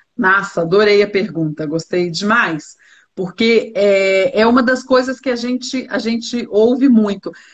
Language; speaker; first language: Portuguese; native; Portuguese